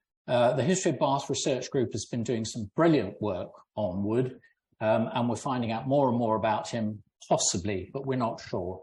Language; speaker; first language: English; native; English